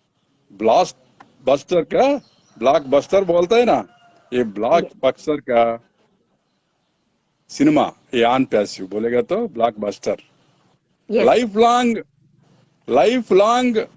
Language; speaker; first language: Hindi; non-native, local second language; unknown